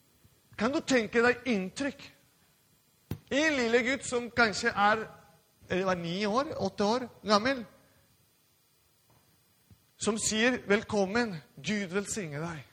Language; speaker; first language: Norwegian; non-native, fluent; Spanish